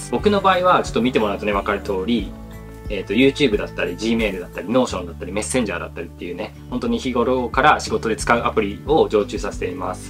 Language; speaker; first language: Japanese; native; Japanese